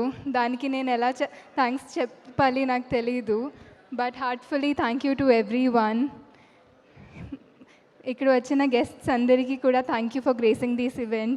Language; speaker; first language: Telugu; non-native, fluent; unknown